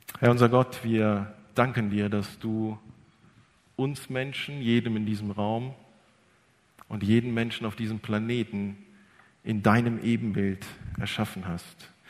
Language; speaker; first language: German; early bilingual, other home language; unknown